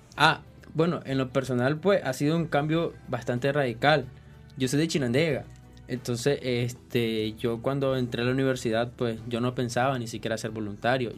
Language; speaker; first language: Spanish; native; Spanish